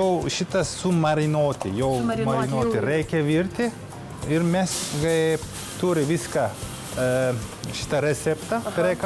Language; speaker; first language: Lithuanian; non-native, learner; Turkish